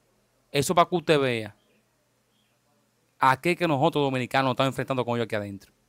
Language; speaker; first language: Spanish; native; Spanish